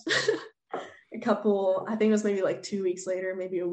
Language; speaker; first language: English; native; English